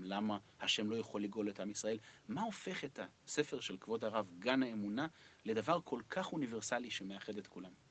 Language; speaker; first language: Hebrew; non-native, fluent; English